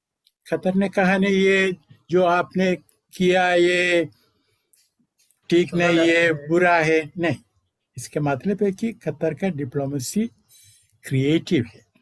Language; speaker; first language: Hindi; non-native, fluent; Malayalam